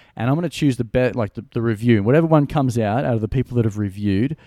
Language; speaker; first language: English; native; English